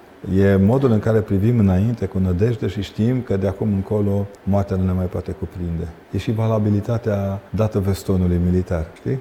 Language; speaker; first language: Romanian; native; Romanian